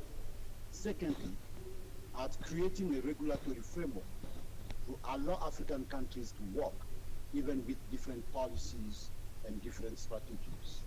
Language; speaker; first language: English; non-native, fluent; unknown